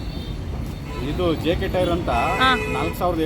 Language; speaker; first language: Kannada; native; Kannada